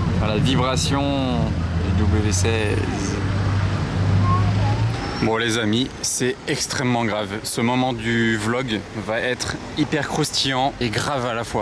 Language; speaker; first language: French; native; French